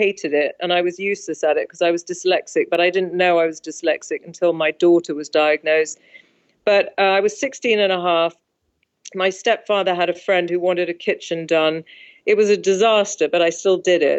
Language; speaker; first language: English; native; English